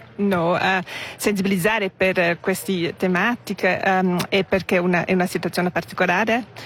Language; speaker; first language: Italian; non-native, local second language; Romansh